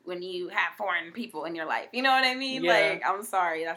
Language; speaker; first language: English; non-native, fluent; Haitian Creole